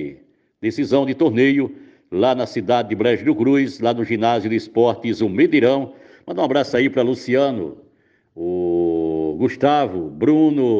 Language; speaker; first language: Portuguese; native; Portuguese